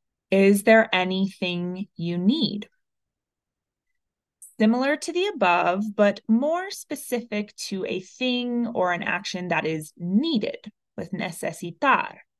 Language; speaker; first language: English; early bilingual, other home language; Spanish